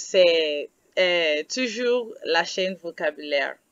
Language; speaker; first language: French; non-native, fluent; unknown